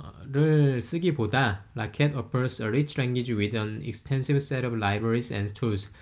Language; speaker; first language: English; non-native, fluent; Korean